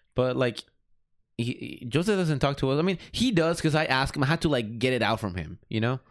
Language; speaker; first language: English; early bilingual, other home language; Spanish